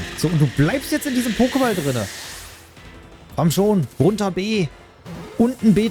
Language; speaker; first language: German; native; German